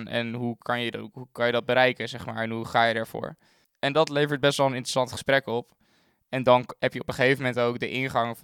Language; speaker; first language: Dutch; native; Dutch